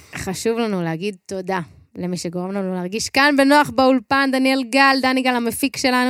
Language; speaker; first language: Hebrew; native; Hebrew